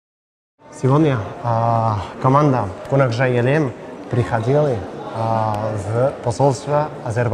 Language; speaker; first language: Russian; non-native, learner; Spanish